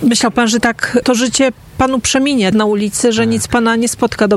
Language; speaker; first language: Polish; native; Polish